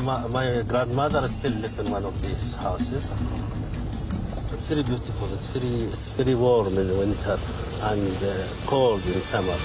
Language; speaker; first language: English; non-native, fluent; Arabic